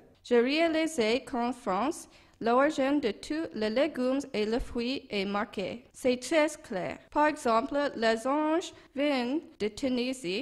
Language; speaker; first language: French; non-native, learner; English